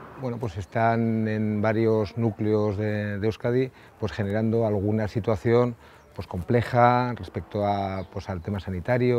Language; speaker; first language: Spanish; native; Spanish